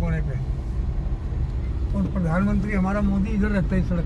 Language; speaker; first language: Hindi; native; Hindi